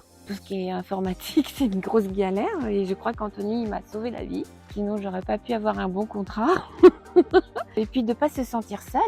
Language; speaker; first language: French; native; French